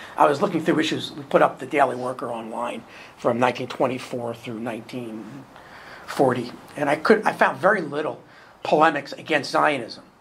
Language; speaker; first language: English; native; English